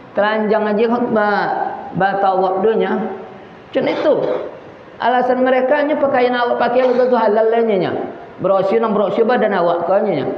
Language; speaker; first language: Malay; native; Malay